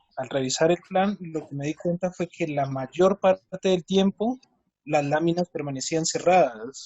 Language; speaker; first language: Spanish; native; Spanish